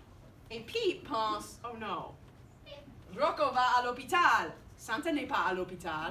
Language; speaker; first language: French; non-native, fluent; English